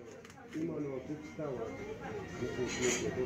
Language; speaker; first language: Japanese; non-native, learner; English